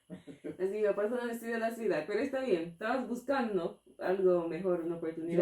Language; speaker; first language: Spanish; non-native, fluent; English